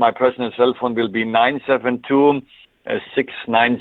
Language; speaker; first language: English; non-native, fluent; German